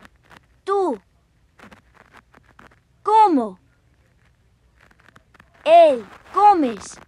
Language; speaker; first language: Spanish; non-native, learner; English